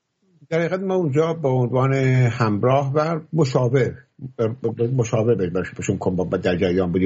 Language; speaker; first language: Persian; native; Persian